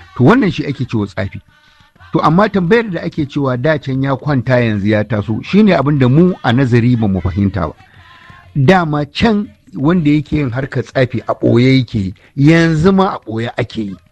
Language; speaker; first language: Hausa; native; Hausa